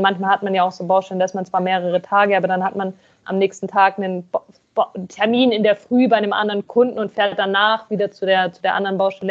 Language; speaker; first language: German; native; German